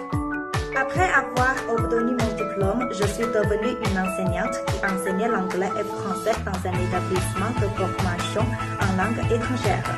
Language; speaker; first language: French; non-native, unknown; Chinese